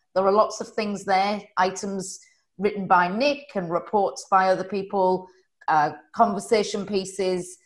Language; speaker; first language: English; native; English